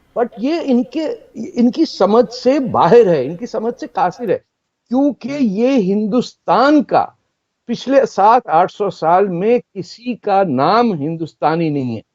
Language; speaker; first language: Urdu; non-native, local second language; Punjabi